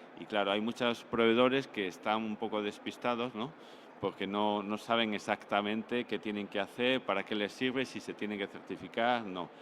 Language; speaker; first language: Spanish; native; Spanish